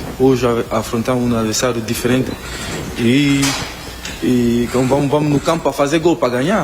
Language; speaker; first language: Portuguese; non-native, learner; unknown